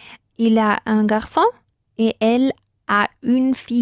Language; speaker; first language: French; non-native, learner; Spanish